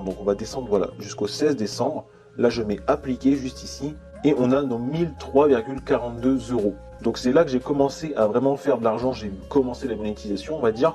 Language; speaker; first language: French; native; French